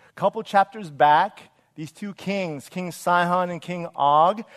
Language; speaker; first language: English; native; English